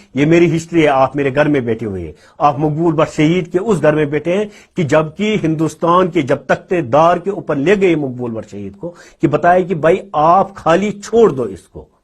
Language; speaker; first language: Urdu; non-native, local second language; Kashmiri